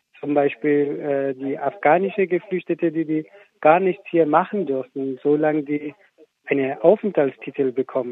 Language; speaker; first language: German; non-native, fluent; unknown